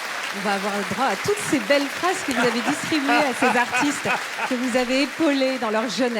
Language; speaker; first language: French; native; French